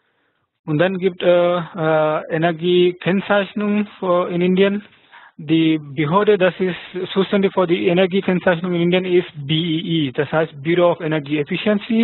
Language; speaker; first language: German; non-native, fluent; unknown